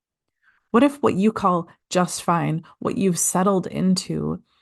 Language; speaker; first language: English; native; English